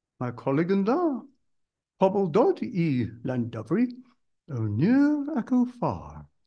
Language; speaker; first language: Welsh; non-native, local second language; English